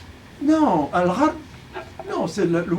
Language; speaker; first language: French; early bilingual, other home language; Arabic